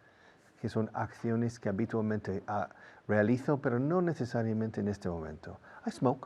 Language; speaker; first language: Spanish; non-native, fluent; English